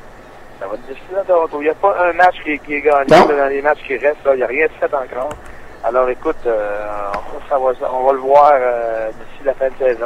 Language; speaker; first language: French; native; French